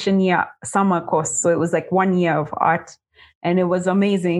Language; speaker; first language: English; non-native, local second language; Kamba